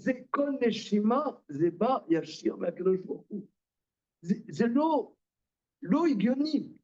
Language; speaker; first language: Hebrew; non-native, fluent; French